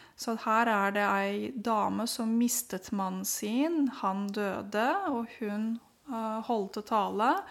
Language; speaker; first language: Norwegian; non-native, fluent; Romanian